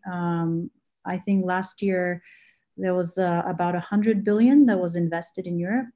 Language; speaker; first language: English; non-native, fluent; Bulgarian